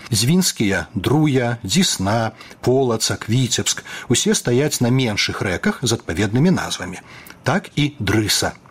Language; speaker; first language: Belarusian; native; Belarusian